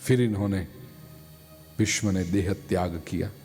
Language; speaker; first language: Hindi; non-native, local second language; Gujarati